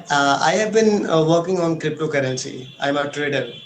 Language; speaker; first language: English; non-native, learner; Hindi